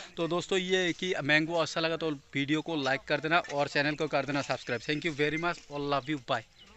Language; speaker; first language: Hindi; non-native, local second language; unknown